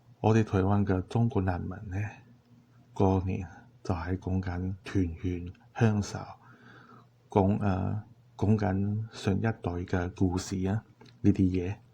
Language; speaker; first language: Cantonese; non-native, fluent; Chinese